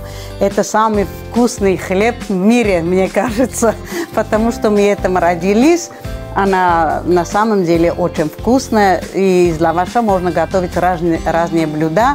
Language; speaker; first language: Russian; non-native, fluent; Armenian